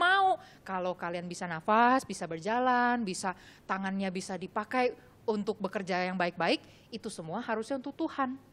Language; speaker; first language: Indonesian; native; Indonesian